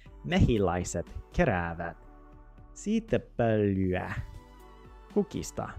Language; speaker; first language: Finnish; non-native, learner; English